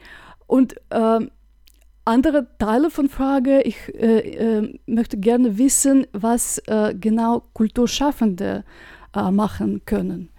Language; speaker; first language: German; non-native, fluent; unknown